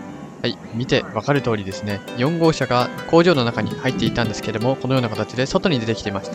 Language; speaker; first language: Japanese; native; Japanese